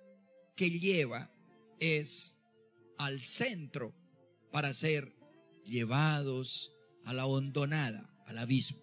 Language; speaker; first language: Spanish; native; Spanish